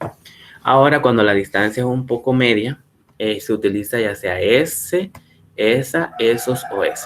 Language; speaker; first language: Spanish; native; Spanish